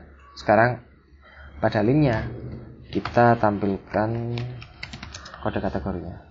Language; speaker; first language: Indonesian; native; Indonesian